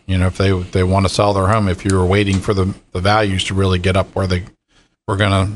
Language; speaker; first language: English; native; English